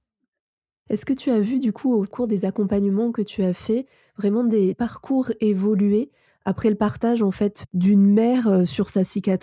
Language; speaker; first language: French; native; French